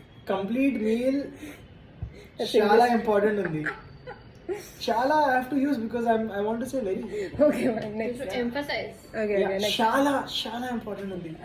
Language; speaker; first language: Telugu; non-native, learner; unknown